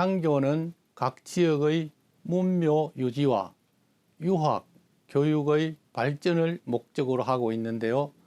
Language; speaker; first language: Korean; native; Korean